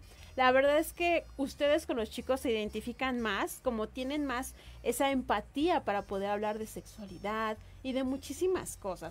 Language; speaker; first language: Spanish; native; Spanish